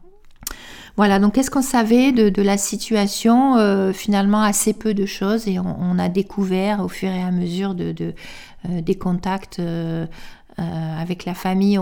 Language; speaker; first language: French; native; French